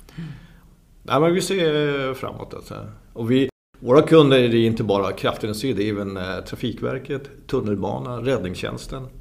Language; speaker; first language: Swedish; non-native, fluent; German